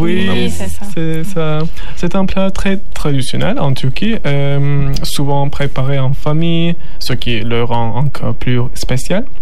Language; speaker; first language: French; non-native, learner; Turkish